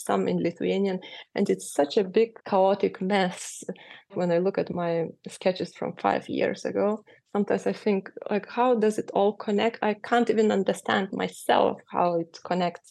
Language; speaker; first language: English; non-native, fluent; Lithuanian